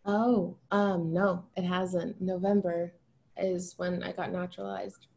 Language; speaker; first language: English; early bilingual, other home language; Albanian